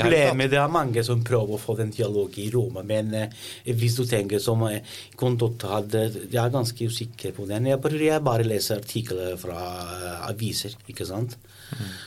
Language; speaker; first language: Norwegian; non-native, learner; Italian